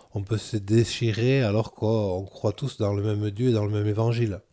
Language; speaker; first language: French; non-native, local second language; Mossi